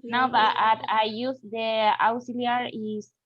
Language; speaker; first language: English; non-native, learner; Spanish